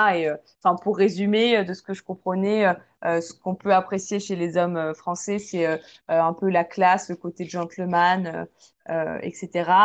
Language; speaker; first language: French; native; French